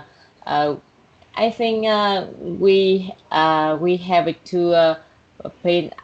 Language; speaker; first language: English; non-native, learner; Vietnamese